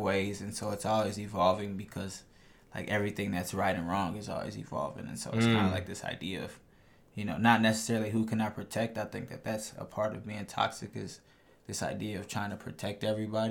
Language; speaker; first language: English; native; English